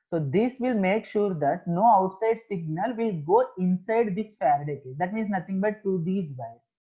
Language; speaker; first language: English; non-native, local second language; Telugu